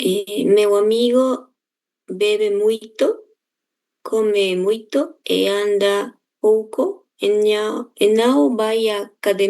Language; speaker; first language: Portuguese; non-native, learner; Spanish